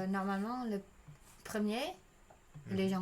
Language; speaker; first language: French; non-native, learner; Khmer